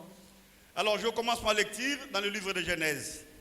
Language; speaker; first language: French; non-native, local second language; Lingala